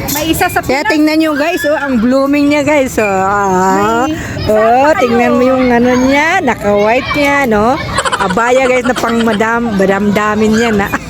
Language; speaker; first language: Filipino; non-native, local second language; Cebuano